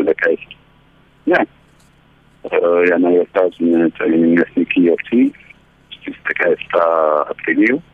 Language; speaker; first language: Greek; early bilingual, heritage; Greek